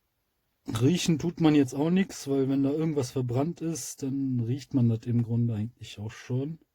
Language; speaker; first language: German; native; German